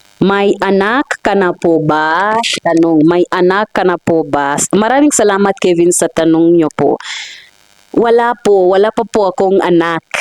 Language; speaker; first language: Filipino; non-native, fluent; Swahili